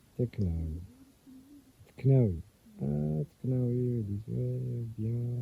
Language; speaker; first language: French; non-native, local second language; Arabic